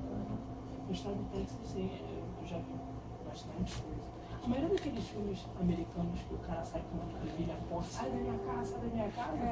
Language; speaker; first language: Portuguese; native; Portuguese